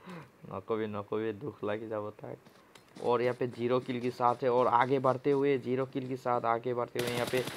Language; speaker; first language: Hindi; non-native, local second language; Assamese